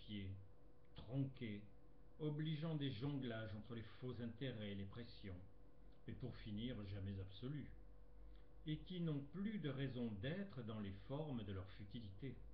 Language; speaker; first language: French; native; French